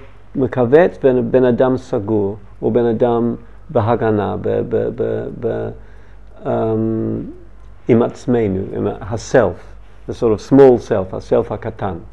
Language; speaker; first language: Hebrew; non-native, learner; English